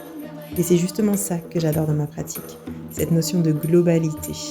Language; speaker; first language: French; native; French